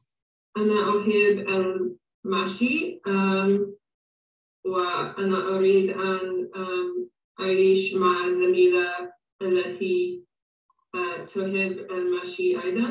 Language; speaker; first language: Arabic; non-native, learner; English